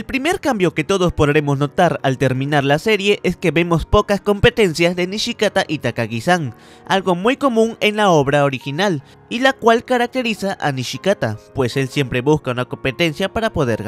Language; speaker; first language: Spanish; native; Spanish